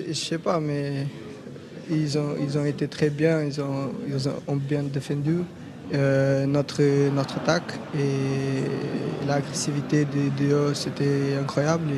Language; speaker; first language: French; non-native, fluent; Portuguese